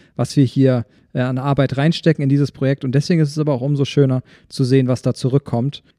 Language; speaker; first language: German; native; German